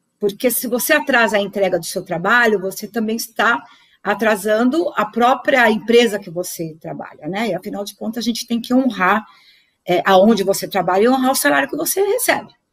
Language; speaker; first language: Portuguese; native; Portuguese